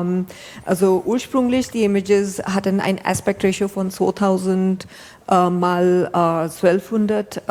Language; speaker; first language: German; non-native, fluent; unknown